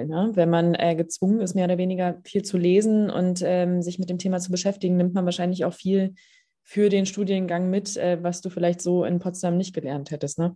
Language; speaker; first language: German; native; German